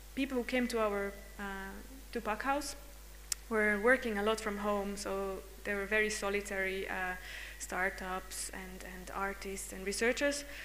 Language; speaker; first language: English; non-native, fluent; Hungarian